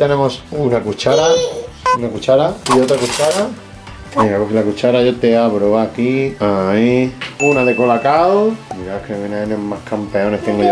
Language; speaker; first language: Spanish; native; Spanish